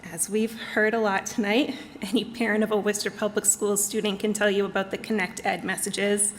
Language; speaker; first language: English; native; English